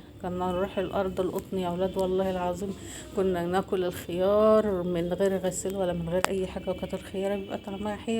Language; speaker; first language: Arabic; native; Arabic